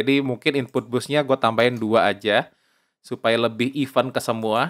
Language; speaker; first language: Indonesian; native; Indonesian